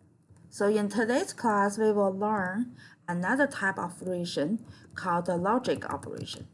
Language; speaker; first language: English; non-native, fluent; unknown